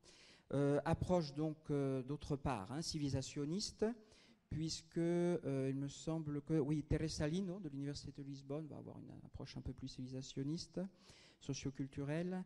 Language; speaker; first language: French; native; French